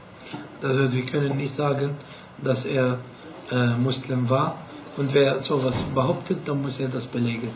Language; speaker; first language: German; non-native, fluent; Arabic